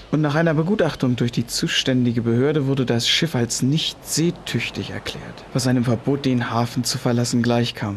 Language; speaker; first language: German; native; German